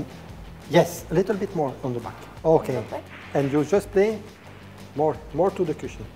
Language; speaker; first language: English; non-native, learner; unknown